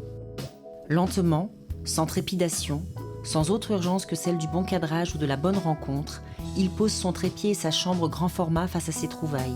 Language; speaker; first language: French; native; French